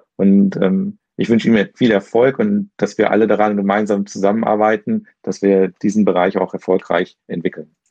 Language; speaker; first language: German; native; German